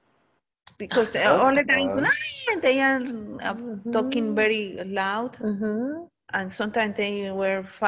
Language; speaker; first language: English; non-native, learner; Spanish